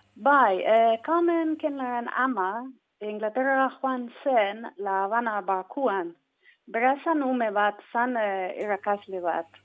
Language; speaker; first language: Basque; non-native, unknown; English